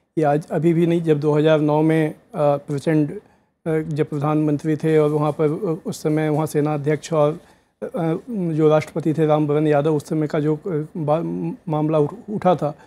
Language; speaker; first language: Hindi; native; Hindi